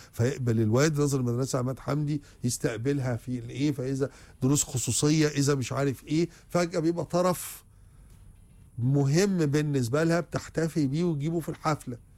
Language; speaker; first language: Egyptian Arabic; native; Egyptian Arabic